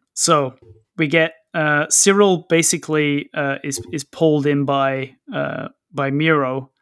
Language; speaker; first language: English; native; English